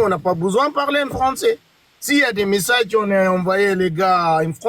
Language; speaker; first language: French; non-native, learner; Arabic